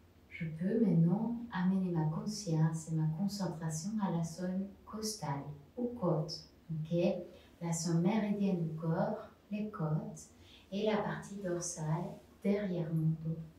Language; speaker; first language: French; non-native, fluent; Spanish